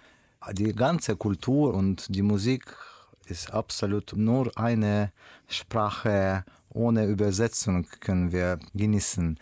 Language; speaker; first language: German; non-native, learner; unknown